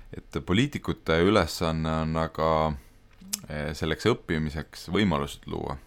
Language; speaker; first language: Estonian; native; Estonian